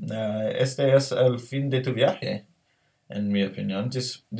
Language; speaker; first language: Spanish; non-native, learner; English